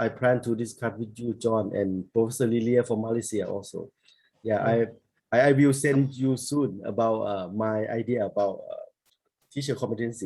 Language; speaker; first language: English; non-native, learner; Thai